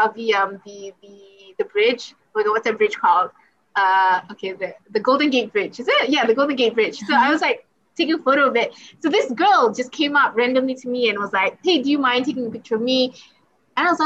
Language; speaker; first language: English; non-native, local second language; Malay